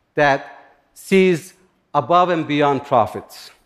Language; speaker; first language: English; non-native, fluent; Turkish